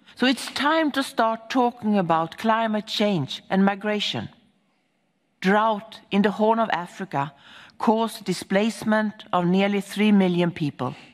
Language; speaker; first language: English; non-native, fluent; Swedish